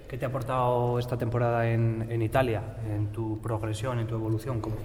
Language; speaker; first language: Spanish; native; Spanish